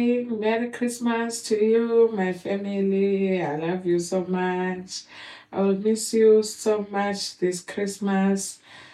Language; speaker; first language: English; non-native, local second language; Shona